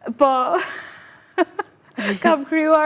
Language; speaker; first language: Albanian; non-native, learner; English